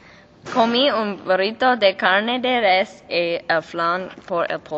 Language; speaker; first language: Spanish; non-native, learner; English